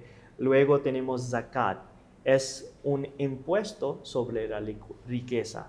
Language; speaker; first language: Spanish; non-native, learner; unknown